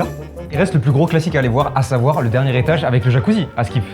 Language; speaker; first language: French; native; French